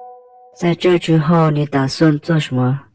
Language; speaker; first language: Chinese; non-native, learner; Lao